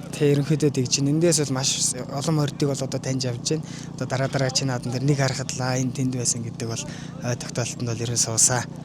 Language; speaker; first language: Mongolian; native; Mongolian